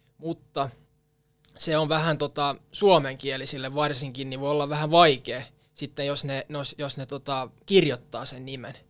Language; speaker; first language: Finnish; non-native, local second language; Swedish